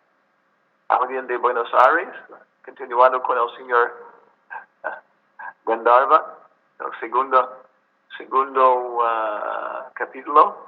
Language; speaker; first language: Spanish; non-native, learner; English